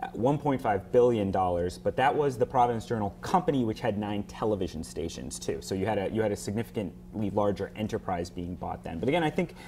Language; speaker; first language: English; native; English